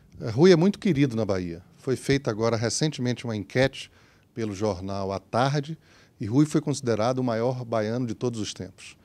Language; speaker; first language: Portuguese; native; Portuguese